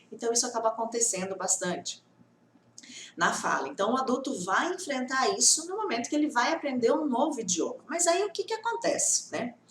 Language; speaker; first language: Portuguese; native; Portuguese